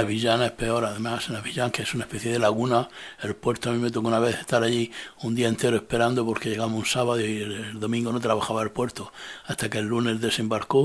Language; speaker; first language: Spanish; native; Spanish